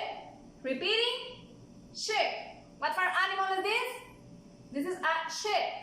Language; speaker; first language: English; non-native, fluent; Spanish